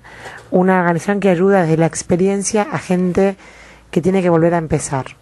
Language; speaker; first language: Spanish; native; Spanish